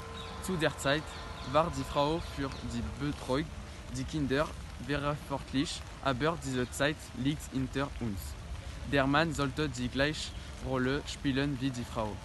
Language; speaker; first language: German; non-native, learner; French